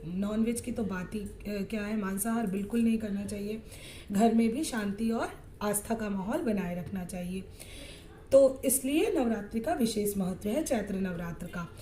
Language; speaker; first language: Hindi; non-native, local second language; Bangla